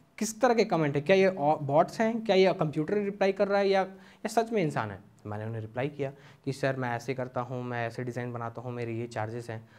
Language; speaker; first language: Hindi; native; Hindi